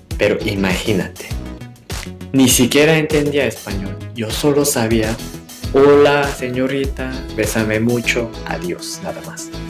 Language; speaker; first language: Spanish; non-native, fluent; Korean